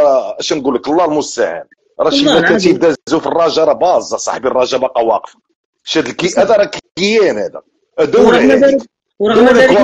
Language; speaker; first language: Arabic; native; Arabic